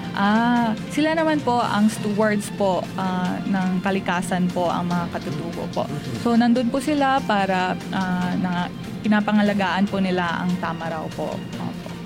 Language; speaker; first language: Filipino; non-native, local second language; Cebuano